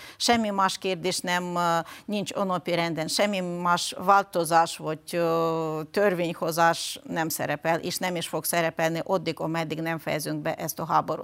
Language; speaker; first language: Hungarian; non-native, fluent; Ukrainian